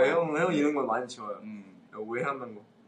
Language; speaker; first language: Korean; non-native, learner; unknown